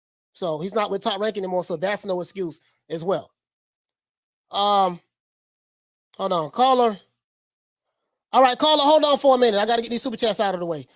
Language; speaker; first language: English; native; English